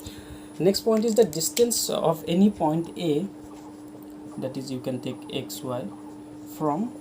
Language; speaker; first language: English; non-native, local second language; Hindi